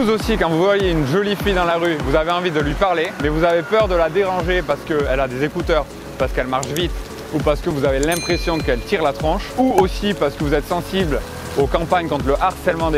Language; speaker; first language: French; native; French